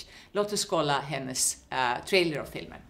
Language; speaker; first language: Swedish; non-native, fluent; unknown